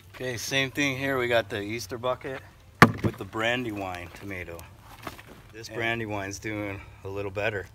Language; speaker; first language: English; native; English